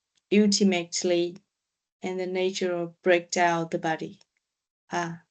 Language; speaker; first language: English; non-native, learner; Vietnamese